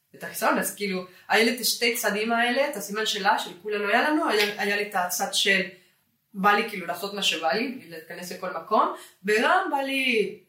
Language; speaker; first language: Hebrew; non-native, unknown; Spanish